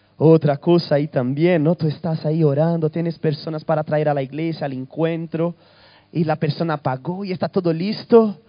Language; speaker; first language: Spanish; early bilingual, other home language; Portuguese